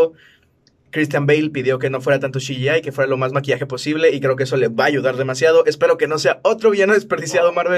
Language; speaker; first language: Spanish; native; Spanish